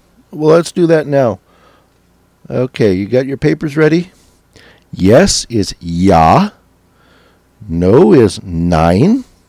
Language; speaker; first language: English; native; English